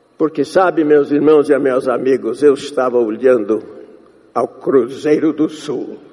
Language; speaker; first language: Portuguese; non-native, fluent; English